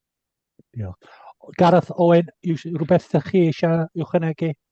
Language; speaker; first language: Welsh; non-native, fluent; English